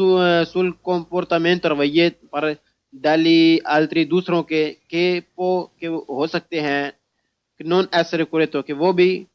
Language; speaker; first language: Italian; non-native, learner; Urdu